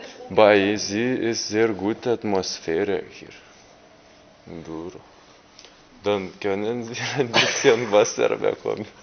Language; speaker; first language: German; non-native, learner; Lithuanian